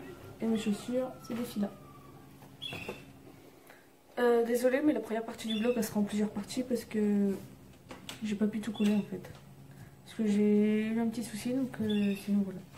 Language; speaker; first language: French; native; French